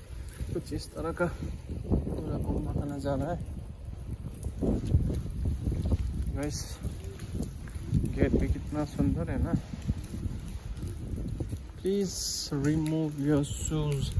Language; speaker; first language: Hindi; non-native, local second language; Nepali